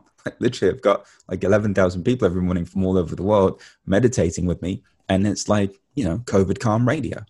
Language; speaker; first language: English; native; English